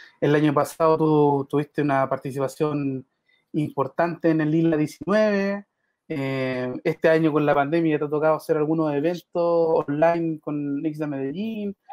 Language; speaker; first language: Spanish; native; Spanish